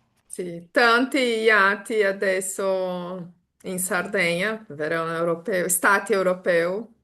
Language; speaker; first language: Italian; non-native, fluent; Portuguese